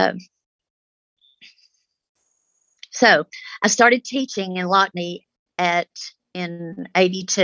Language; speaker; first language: English; early bilingual, other home language; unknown